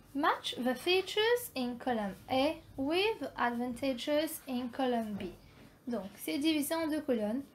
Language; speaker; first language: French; non-native, local second language; Morisyen